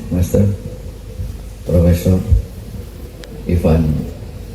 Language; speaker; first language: English; non-native, learner; Indonesian